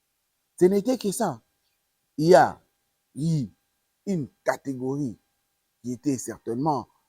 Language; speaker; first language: French; non-native, local second language; Lingala